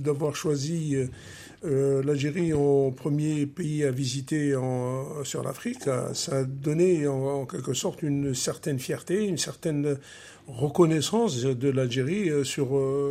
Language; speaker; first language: French; non-native, local second language; Arabic